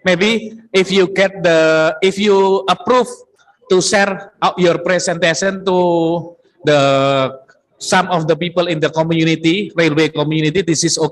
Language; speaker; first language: English; non-native, learner; Indonesian